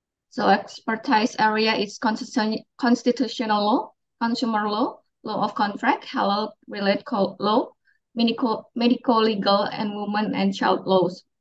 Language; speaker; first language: English; non-native, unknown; Indonesian